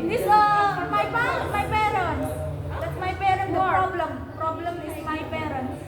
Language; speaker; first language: English; non-native, learner; Indonesian